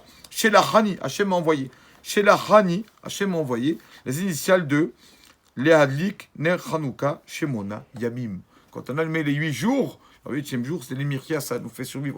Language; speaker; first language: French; native; French